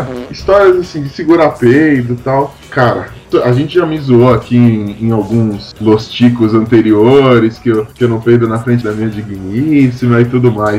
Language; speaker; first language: Portuguese; native; Portuguese